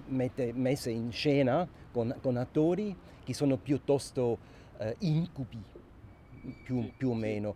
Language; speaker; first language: Italian; non-native, local second language; German